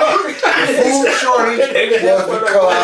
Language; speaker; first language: English; native; English